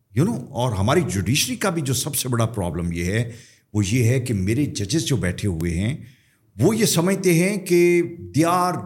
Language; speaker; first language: Urdu; native; Urdu